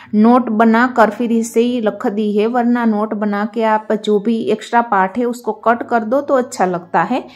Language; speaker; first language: Hindi; non-native, local second language; Gujarati